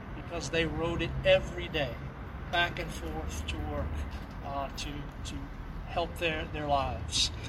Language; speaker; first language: English; native; English